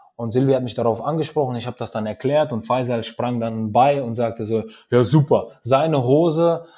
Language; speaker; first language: German; early bilingual, other home language; Russian